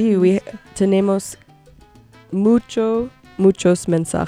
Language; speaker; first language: Spanish; early bilingual, heritage; Spanish